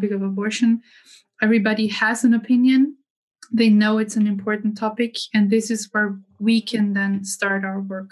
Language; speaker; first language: English; non-native, fluent; German